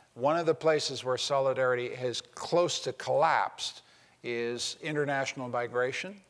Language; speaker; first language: English; native; English